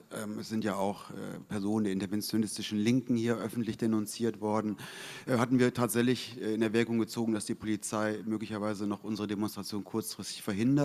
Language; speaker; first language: German; native; German